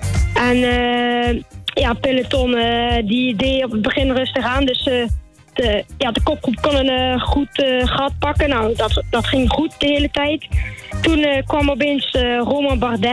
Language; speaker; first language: Dutch; native; Dutch